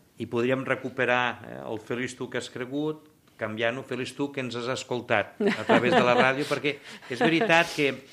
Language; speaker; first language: Catalan; native; Catalan